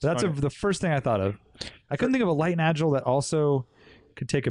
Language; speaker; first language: English; native; English